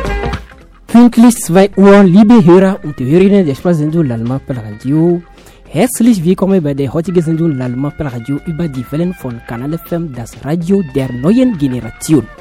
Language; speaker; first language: German; non-native, fluent; French